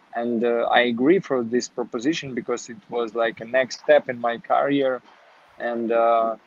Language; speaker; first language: English; non-native, learner; Ukrainian